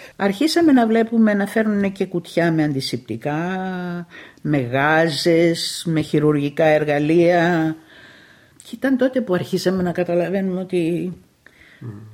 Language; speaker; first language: Greek; native; Greek